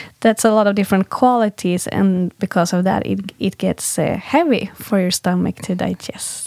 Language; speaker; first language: English; non-native, fluent; Swedish